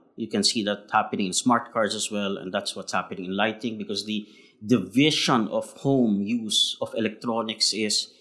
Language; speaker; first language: English; non-native, local second language; Filipino